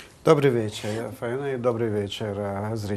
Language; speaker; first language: Russian; non-native, fluent; Hungarian